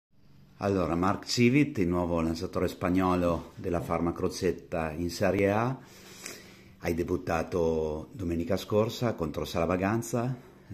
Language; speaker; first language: Italian; native; Italian